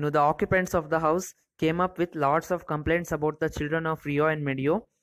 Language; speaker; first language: English; non-native, local second language; Kannada